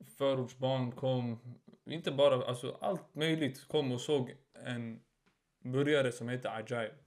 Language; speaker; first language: Swedish; early bilingual, other home language; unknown